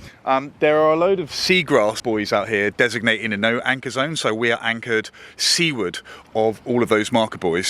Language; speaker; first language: English; native; English